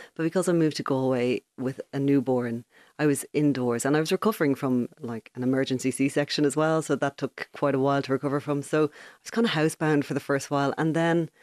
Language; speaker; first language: English; native; English